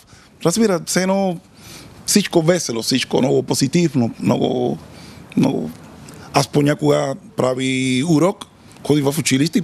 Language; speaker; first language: Bulgarian; non-native, learner; Spanish